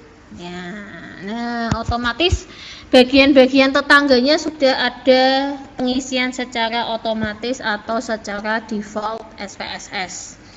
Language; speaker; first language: Indonesian; native; Indonesian